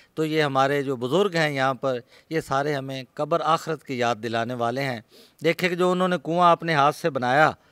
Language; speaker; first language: Urdu; non-native, local second language; Punjabi